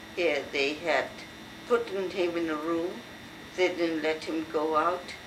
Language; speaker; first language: English; non-native, fluent; French